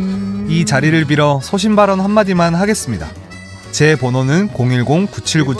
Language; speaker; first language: Korean; native; Korean